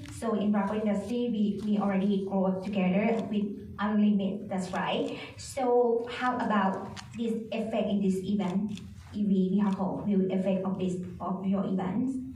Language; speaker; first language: English; non-native, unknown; Thai